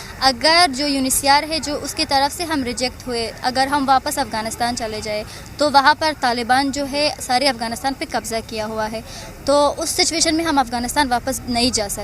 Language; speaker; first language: Hindi; non-native, fluent; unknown